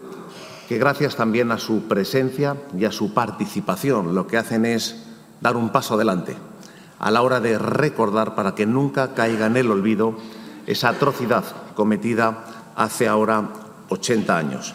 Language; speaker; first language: Spanish; native; Spanish